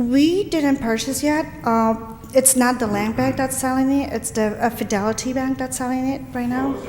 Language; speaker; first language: English; non-native, fluent; Polish